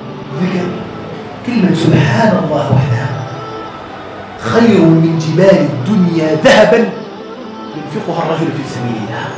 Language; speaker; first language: Arabic; native; Arabic